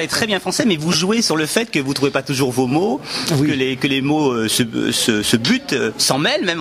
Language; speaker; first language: French; native; French